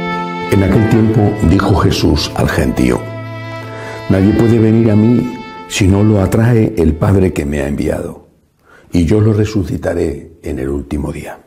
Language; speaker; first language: Spanish; native; Spanish